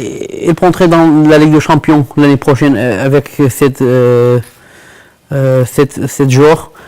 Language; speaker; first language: French; non-native, learner; Kurdish